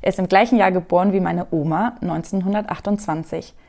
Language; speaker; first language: German; non-native, fluent; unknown